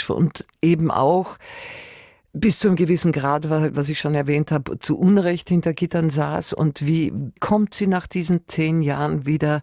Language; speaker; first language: German; native; German